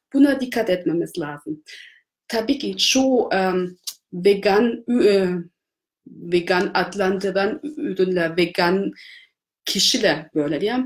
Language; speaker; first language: Turkish; non-native, fluent; German